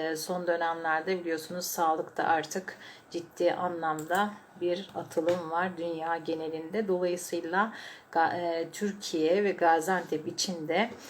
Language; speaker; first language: Turkish; native; Turkish